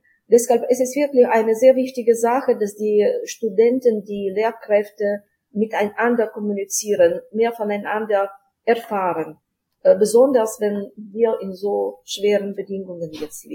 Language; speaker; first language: German; non-native, fluent; Ukrainian